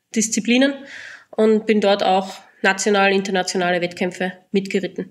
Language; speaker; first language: German; native; German